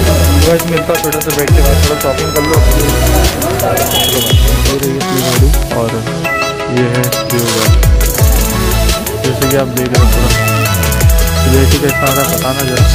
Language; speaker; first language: Hindi; native; Hindi